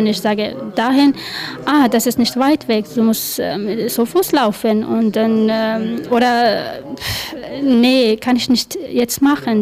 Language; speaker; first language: German; non-native, learner; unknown